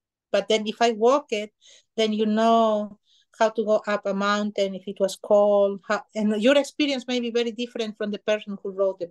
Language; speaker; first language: English; non-native, fluent; Spanish